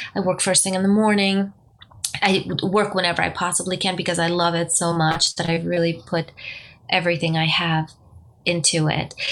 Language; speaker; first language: English; non-native, fluent; Romanian